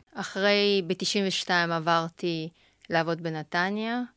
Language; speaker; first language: Hebrew; early bilingual, other home language; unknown